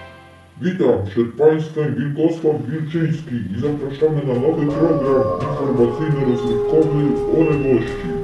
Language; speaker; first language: Polish; native; Polish